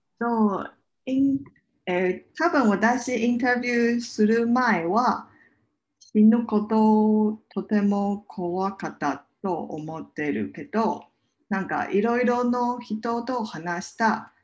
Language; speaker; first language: Japanese; non-native, learner; Chinese